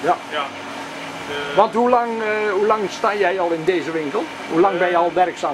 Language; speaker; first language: Dutch; native; Dutch